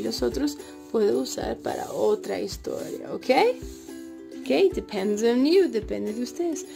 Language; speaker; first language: Spanish; native; Spanish